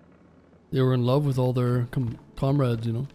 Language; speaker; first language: English; native; English